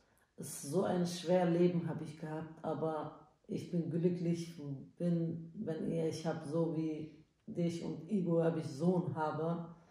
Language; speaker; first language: German; non-native, learner; Turkish